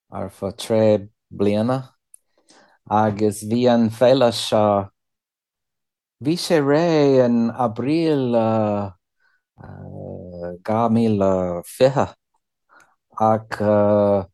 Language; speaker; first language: Irish; non-native, learner; English